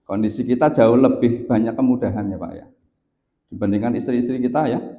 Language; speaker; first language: Indonesian; native; Indonesian